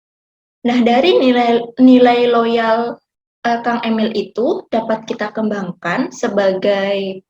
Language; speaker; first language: Indonesian; native; Indonesian